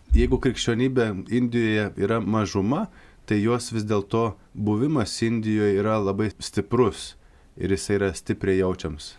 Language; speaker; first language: Lithuanian; native; Lithuanian